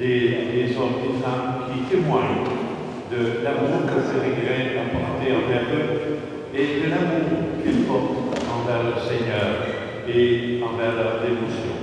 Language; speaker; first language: French; native; French